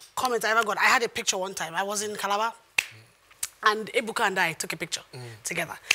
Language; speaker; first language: English; non-native, local second language; Igbo